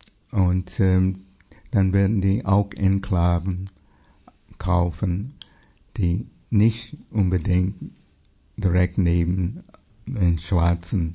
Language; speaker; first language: German; non-native, fluent; English